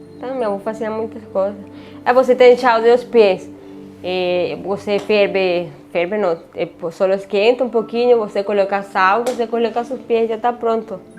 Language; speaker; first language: Portuguese; non-native, learner; Spanish